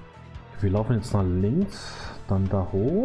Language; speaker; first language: German; native; German